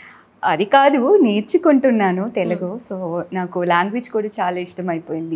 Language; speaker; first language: Telugu; non-native, learner; Tamil